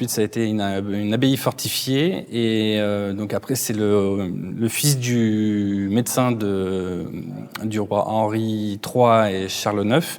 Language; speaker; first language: French; native; French